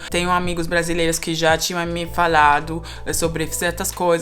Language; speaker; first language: Portuguese; non-native, fluent; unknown